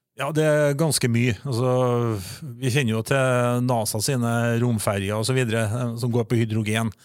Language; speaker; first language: Norwegian; native; Norwegian